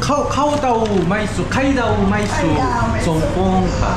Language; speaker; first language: Thai; non-native, learner; Korean